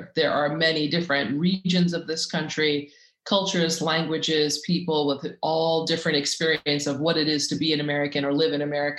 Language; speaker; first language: English; native; English